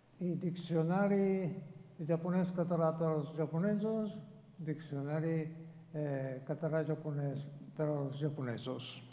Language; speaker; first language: Catalan; non-native, fluent; Japanese